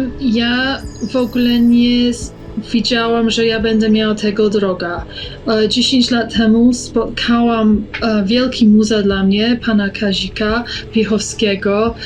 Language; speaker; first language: Polish; early bilingual, heritage; English